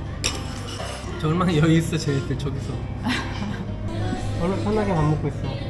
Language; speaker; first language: Korean; native; Korean